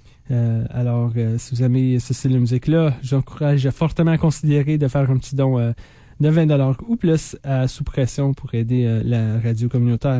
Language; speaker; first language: French; native; French